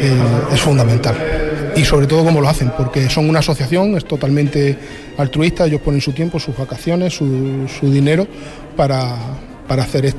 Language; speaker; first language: Spanish; native; Spanish